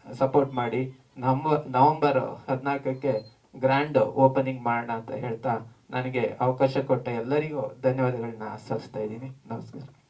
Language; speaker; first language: Kannada; native; Kannada